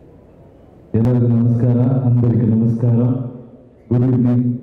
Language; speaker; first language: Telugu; non-native, learner; Kannada